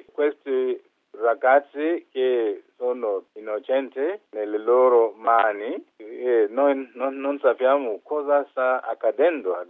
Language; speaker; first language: Italian; non-native, fluent; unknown